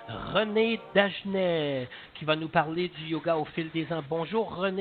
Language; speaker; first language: French; native; French